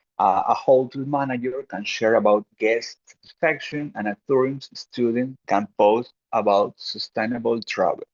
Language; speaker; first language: English; non-native, fluent; Spanish